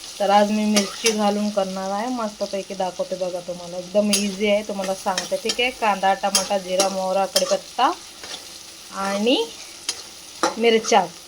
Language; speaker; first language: Marathi; non-native, local second language; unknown